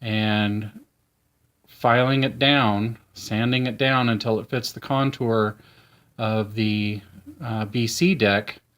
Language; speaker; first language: English; native; English